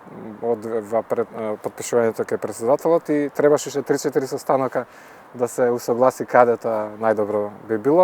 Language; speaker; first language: Macedonian; native; Macedonian